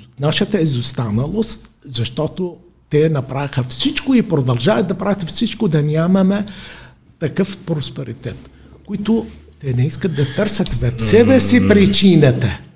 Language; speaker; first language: Bulgarian; non-native, fluent; Arabic